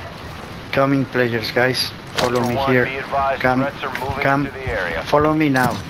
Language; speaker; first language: English; non-native, learner; Spanish